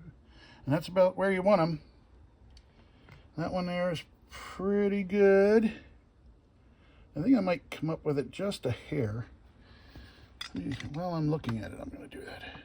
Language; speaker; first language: English; native; English